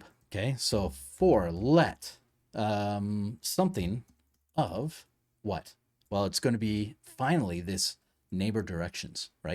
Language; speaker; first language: English; native; English